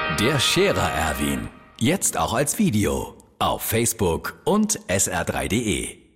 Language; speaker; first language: German; native; German